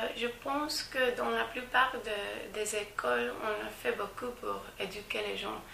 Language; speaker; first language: French; non-native, fluent; English